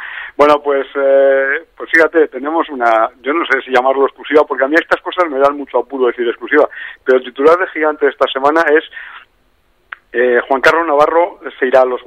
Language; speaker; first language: Spanish; native; Spanish